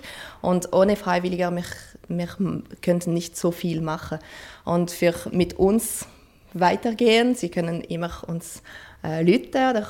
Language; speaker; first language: German; non-native, fluent; French